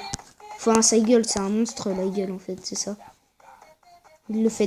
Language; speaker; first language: French; native; French